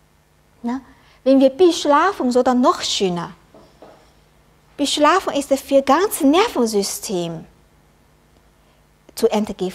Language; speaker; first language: German; non-native, learner; Chinese